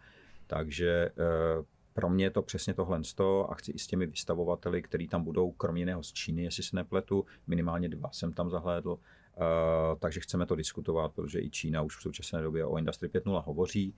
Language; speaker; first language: Czech; native; Czech